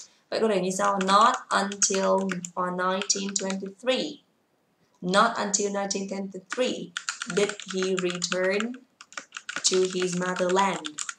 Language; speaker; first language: English; non-native, fluent; Vietnamese